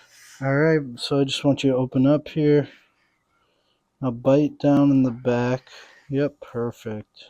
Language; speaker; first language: English; native; English